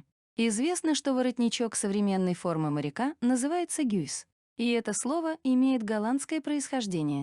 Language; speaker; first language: Russian; native; Russian